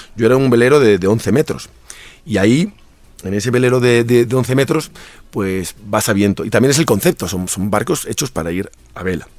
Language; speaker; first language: Spanish; native; Spanish